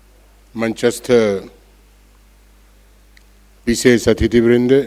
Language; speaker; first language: Hindi; non-native, local second language; Bangla